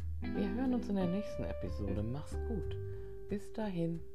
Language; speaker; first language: German; native; German